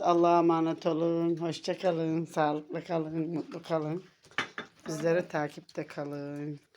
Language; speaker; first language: Turkish; native; Turkish